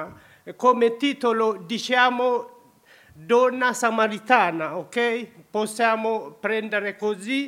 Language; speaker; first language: Italian; non-native, learner; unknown